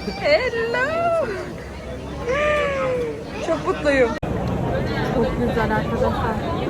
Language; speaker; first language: Turkish; early bilingual, heritage; Turkish